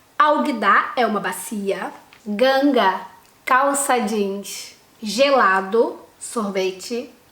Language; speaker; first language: Portuguese; native; Portuguese